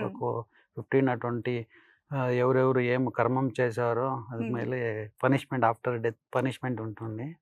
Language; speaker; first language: Telugu; non-native, learner; Kannada